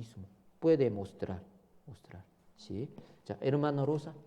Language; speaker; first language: Spanish; non-native, learner; Korean